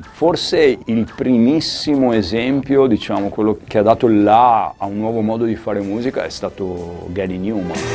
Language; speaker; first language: Italian; native; Italian